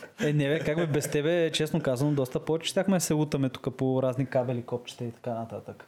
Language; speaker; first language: Bulgarian; native; Bulgarian